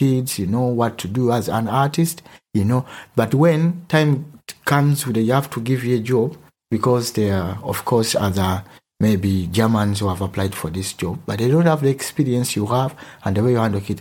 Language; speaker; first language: English; non-native, local second language; Ganda